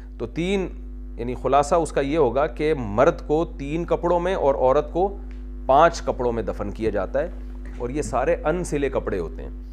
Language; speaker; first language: Urdu; native; Urdu